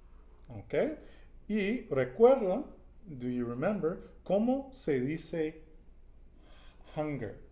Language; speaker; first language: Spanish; non-native, learner; English